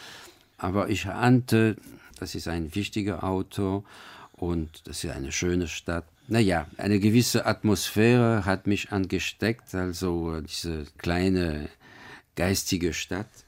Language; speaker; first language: German; non-native, fluent; French